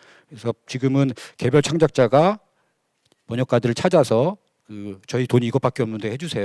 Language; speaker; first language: Korean; native; Korean